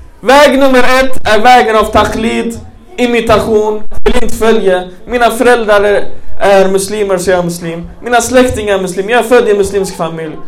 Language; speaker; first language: Swedish; early bilingual, other home language; Arabic